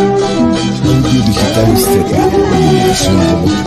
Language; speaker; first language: Spanish; native; Spanish